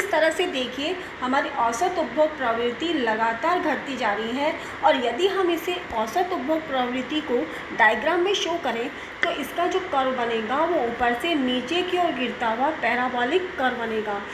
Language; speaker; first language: Hindi; native; Hindi